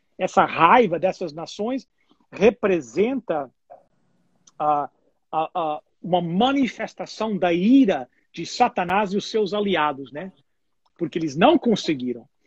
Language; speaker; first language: Portuguese; non-native, fluent; English